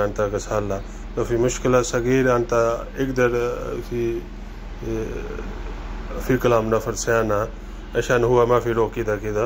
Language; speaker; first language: Arabic; non-native, learner; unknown